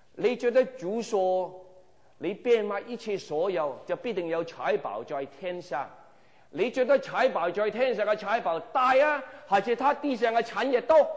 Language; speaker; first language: Chinese; non-native, local second language; Cantonese